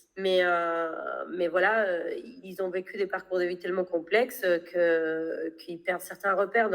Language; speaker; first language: French; non-native, fluent; Spanish